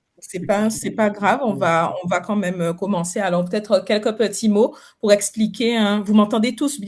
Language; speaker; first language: French; native; French